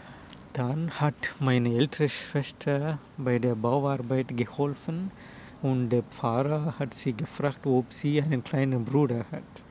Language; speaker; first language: German; non-native, fluent; Telugu